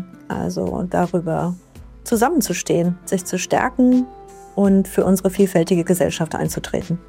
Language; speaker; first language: German; native; German